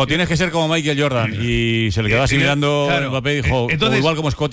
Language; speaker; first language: Spanish; native; Spanish